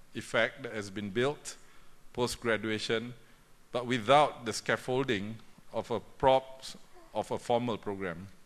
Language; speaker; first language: English; non-native, local second language; Malay